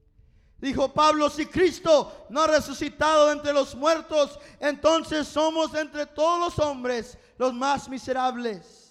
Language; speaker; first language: Spanish; non-native, fluent; English